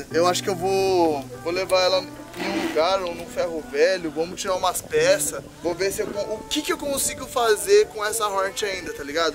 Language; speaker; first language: Portuguese; native; Portuguese